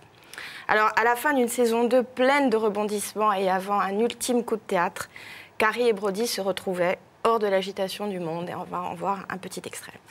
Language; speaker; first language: French; native; French